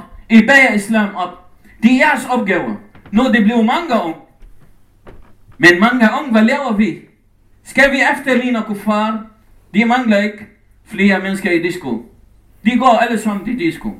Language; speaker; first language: Danish; non-native, fluent; Arabic